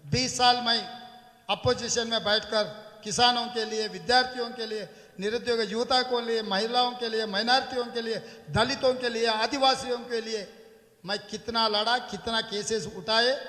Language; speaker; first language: Hindi; non-native, local second language; Telugu